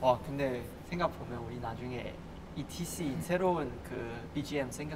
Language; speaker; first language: Korean; non-native, fluent; Chinese